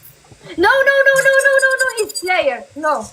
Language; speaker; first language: English; non-native, learner; Arabic